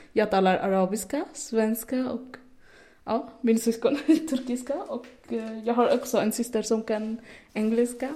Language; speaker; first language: Swedish; non-native, learner; Arabic